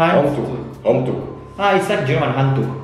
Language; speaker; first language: English; non-native, learner; Indonesian